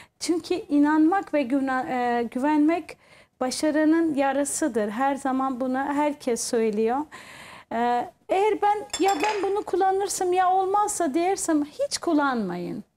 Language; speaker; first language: Turkish; non-native, fluent; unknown